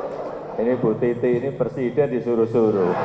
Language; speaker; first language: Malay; non-native, local second language; Javanese